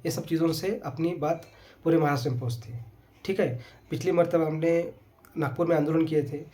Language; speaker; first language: Hindi; non-native, local second language; Urdu